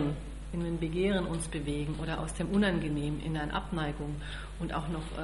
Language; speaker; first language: German; native; German